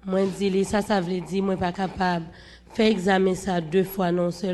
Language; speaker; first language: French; non-native, local second language; Haitian Creole